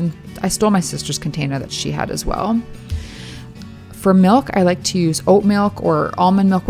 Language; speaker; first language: English; native; English